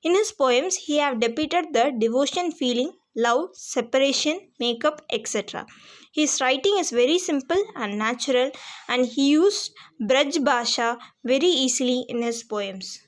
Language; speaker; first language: English; non-native, local second language; Hindi